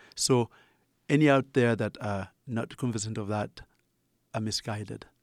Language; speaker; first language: English; non-native, local second language; Ganda